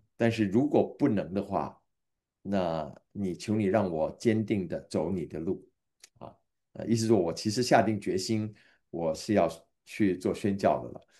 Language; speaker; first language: Chinese; native; Chinese